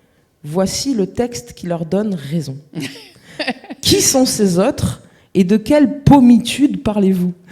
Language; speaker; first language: French; native; French